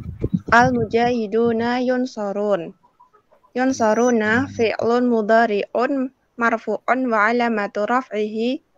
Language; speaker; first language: Arabic; non-native, learner; Indonesian